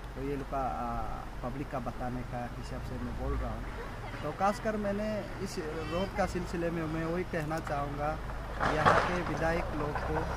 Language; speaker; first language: Hindi; non-native, local second language; Nyishi